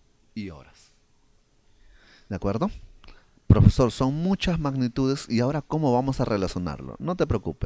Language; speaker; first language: Spanish; native; Spanish